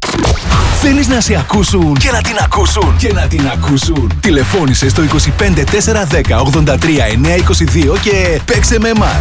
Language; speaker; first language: Greek; native; Greek